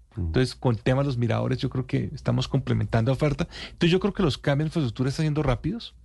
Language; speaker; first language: Spanish; native; Spanish